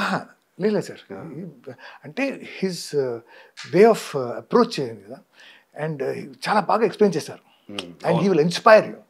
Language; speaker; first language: Telugu; non-native, fluent; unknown